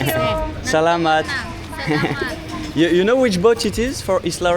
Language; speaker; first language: English; non-native, learner; French